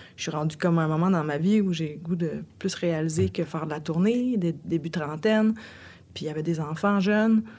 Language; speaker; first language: French; native; French